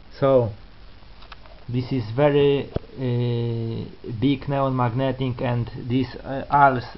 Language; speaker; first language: English; non-native, learner; Polish